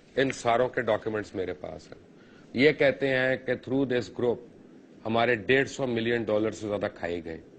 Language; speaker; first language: Urdu; non-native, local second language; Punjabi